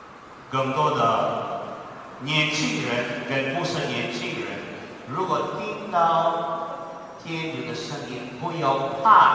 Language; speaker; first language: Chinese; non-native, fluent; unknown